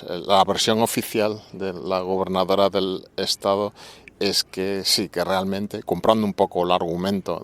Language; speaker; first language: Spanish; native; Spanish